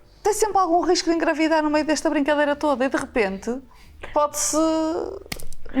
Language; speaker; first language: Portuguese; native; Portuguese